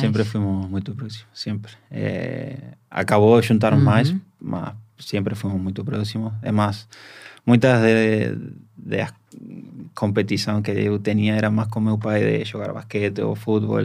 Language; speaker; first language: Portuguese; non-native, learner; Spanish